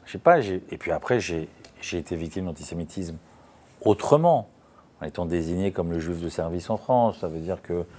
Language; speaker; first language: French; native; French